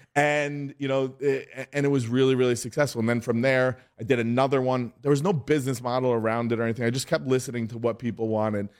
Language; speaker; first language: English; native; English